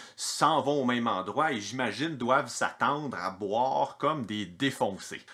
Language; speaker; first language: French; native; French